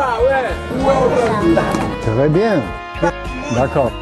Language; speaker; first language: French; non-native, learner; Polish